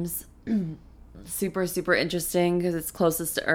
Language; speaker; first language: English; native; English